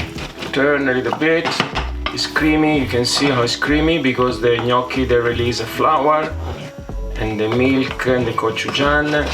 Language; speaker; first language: English; non-native, fluent; Italian